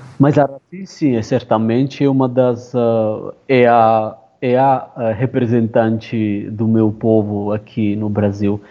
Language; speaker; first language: Portuguese; non-native, fluent; Armenian